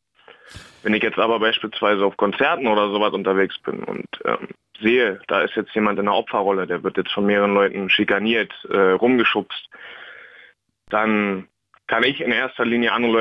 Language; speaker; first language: German; native; German